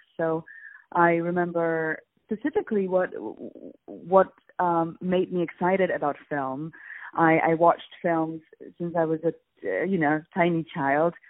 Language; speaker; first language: English; non-native, fluent; Polish